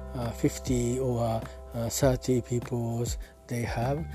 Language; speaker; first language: English; non-native, learner; Japanese